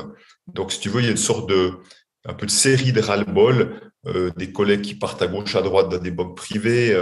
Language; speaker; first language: French; native; French